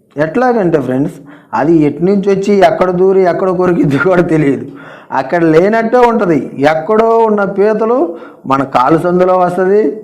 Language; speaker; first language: Telugu; non-native, local second language; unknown